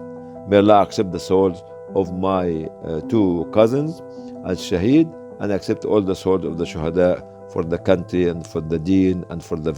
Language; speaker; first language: English; non-native, fluent; Arabic